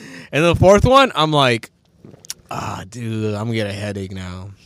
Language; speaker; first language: English; early bilingual, other home language; Spanish